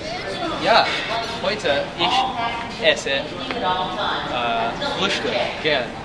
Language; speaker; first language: German; non-native, learner; English